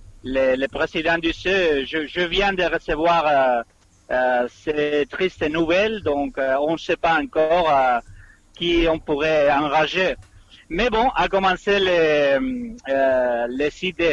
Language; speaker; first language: French; non-native, fluent; Spanish